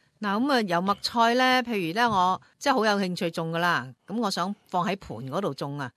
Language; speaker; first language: Cantonese; native; Cantonese